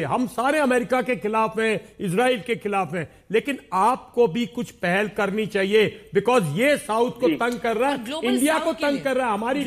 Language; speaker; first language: Hindi; native; Hindi